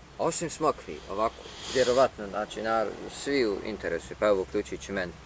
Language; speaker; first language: Bosnian; native; Bosnian